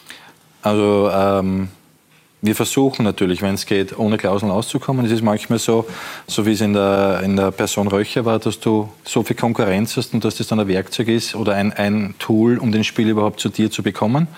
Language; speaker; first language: German; native; German